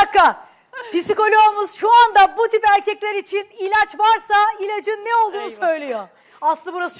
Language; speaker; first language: Turkish; native; Turkish